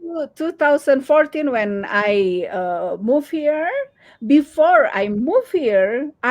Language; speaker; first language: English; non-native, learner; Indonesian